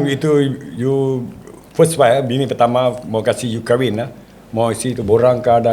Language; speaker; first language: Malay; native; Malay